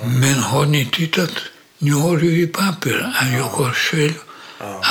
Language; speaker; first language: Swedish; non-native, learner; Polish